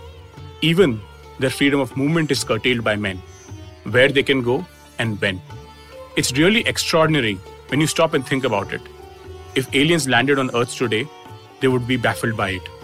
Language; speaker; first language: English; non-native, local second language; Hindi